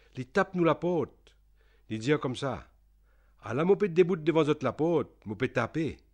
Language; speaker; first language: French; non-native, local second language; Réunion Creole French